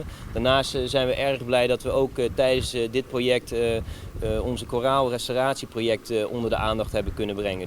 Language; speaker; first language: Dutch; native; Dutch